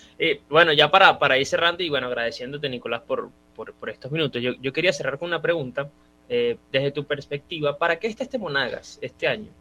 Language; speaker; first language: Spanish; native; Spanish